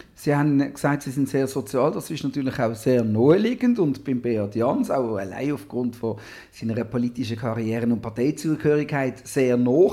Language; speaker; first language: German; native; German